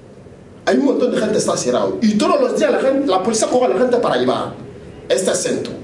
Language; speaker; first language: Spanish; non-native, learner; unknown